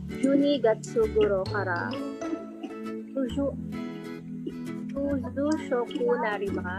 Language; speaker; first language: Japanese; non-native, learner; Filipino